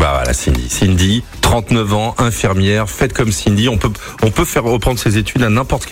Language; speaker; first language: French; native; French